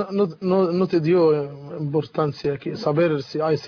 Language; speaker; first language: Spanish; non-native, fluent; Arabic